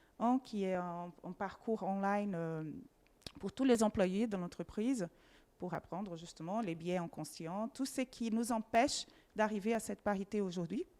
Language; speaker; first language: French; non-native, fluent; Portuguese